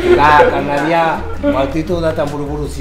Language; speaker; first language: Indonesian; non-native, learner; Spanish